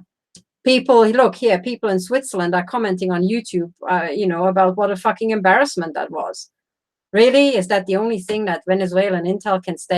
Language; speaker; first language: English; non-native, fluent; Romanian